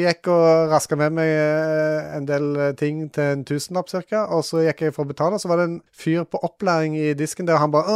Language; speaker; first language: Norwegian; native; Norwegian